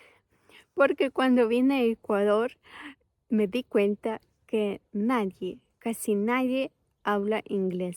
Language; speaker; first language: Spanish; non-native, fluent; Ukrainian